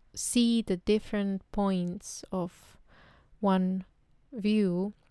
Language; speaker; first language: English; non-native, fluent; Czech